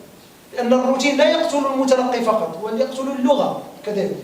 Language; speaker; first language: Arabic; native; Arabic